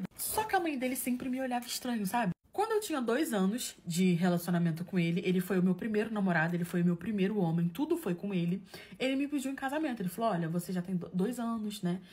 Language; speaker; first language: Portuguese; native; Portuguese